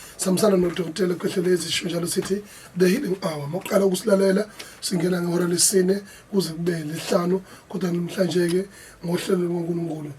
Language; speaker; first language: Zulu; native; Zulu